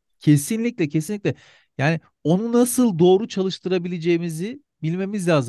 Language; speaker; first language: Turkish; native; Turkish